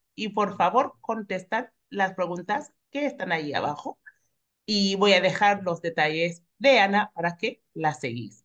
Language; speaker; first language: Spanish; non-native, fluent; English